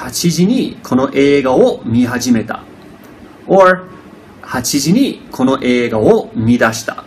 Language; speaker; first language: Japanese; non-native, learner; English